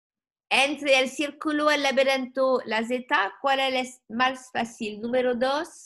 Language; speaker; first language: Spanish; non-native, learner; French